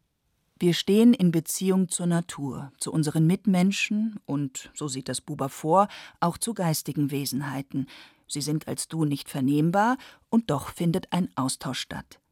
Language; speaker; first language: German; native; German